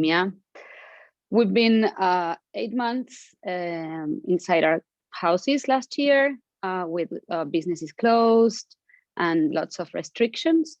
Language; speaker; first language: English; non-native, fluent; Spanish